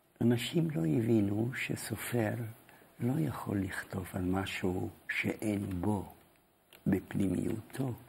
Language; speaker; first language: Hebrew; non-native, fluent; German